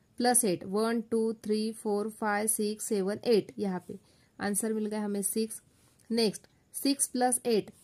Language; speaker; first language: Hindi; non-native, local second language; Marathi